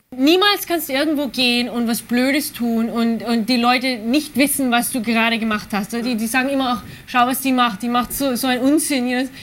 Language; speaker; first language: German; early bilingual, other home language; English